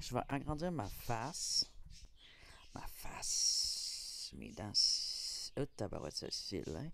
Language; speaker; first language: French; native; French